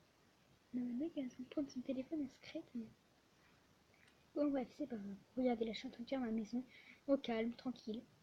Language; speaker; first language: French; native; French